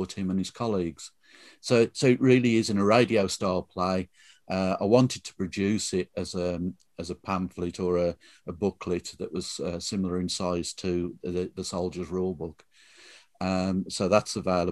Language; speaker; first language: English; native; English